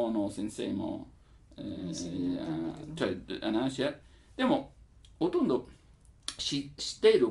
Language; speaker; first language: Japanese; non-native, learner; Italian